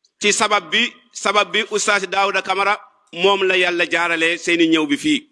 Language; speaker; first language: Wolof; native; Wolof